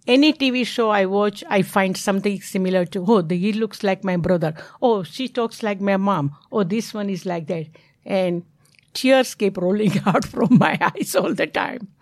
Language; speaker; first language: English; non-native, local second language; Gujarati